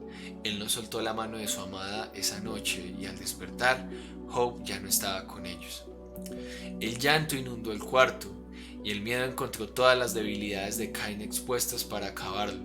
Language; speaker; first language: Spanish; native; Spanish